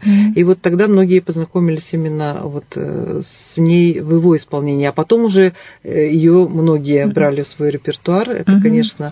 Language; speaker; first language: Russian; native; Russian